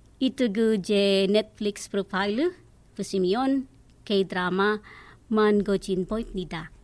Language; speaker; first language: Korean; non-native, learner; English